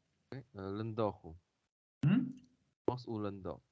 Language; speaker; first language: Albanian; non-native, learner; Chinese